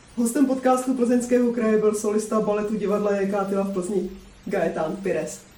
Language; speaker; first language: Czech; native; Czech